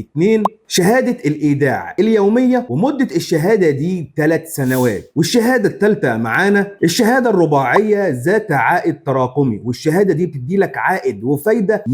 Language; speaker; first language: Arabic; native; Arabic